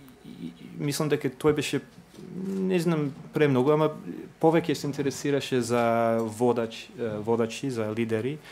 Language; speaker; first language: Macedonian; non-native, fluent; English